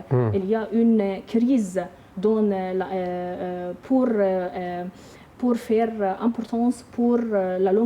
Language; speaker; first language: French; non-native, learner; Arabic